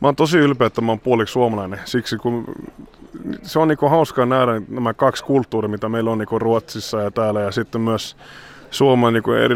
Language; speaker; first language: Finnish; early bilingual, heritage; Finnish